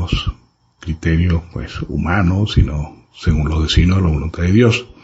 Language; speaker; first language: Spanish; native; Spanish